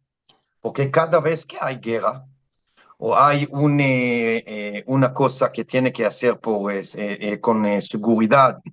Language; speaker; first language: Spanish; non-native, fluent; Hebrew